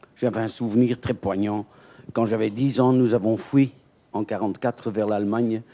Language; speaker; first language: French; native; French